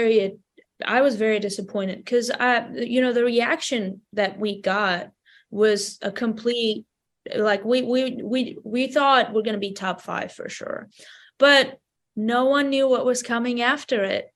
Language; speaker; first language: English; non-native, fluent; Armenian